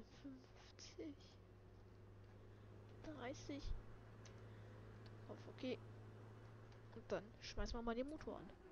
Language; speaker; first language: German; native; German